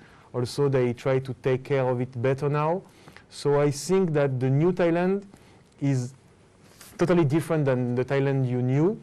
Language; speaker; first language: English; non-native, fluent; French